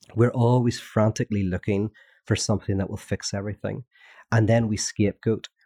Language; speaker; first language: English; native; English